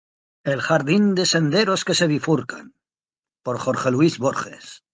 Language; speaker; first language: Spanish; native; Spanish